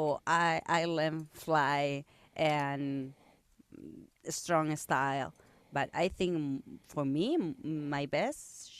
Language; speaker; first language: English; non-native, learner; Spanish